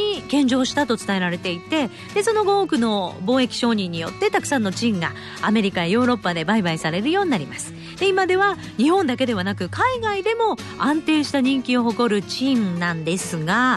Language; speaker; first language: Japanese; native; Japanese